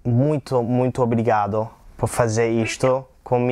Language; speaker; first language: Portuguese; non-native, learner; English